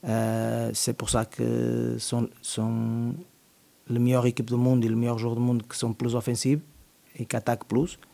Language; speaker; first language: French; non-native, learner; Portuguese